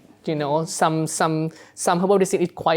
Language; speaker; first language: English; non-native, learner; Thai